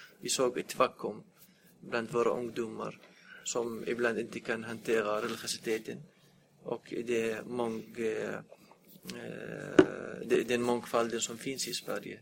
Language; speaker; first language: Swedish; non-native, fluent; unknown